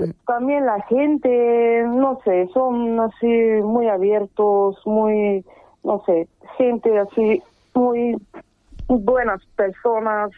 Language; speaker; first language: Spanish; non-native, fluent; Bulgarian